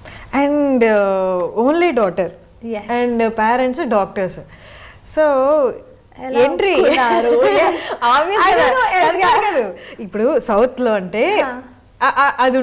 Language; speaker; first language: Telugu; native; Telugu